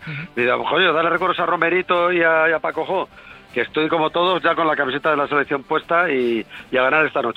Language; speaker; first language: Spanish; native; Spanish